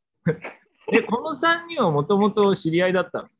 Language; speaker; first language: Japanese; native; Japanese